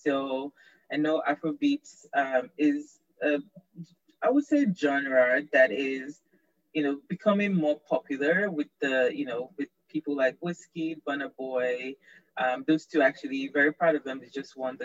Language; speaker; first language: English; non-native, local second language; Yoruba